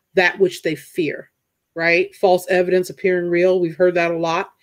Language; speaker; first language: English; native; English